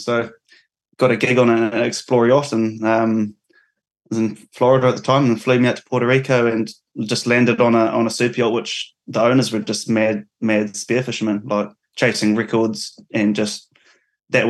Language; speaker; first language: English; native; English